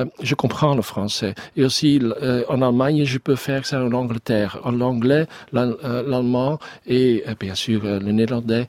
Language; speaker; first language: French; non-native, learner; Dutch